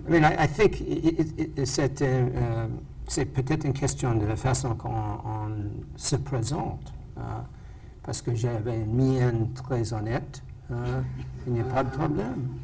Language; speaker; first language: French; non-native, fluent; English